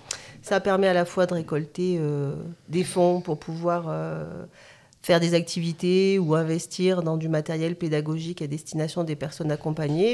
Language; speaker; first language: French; native; French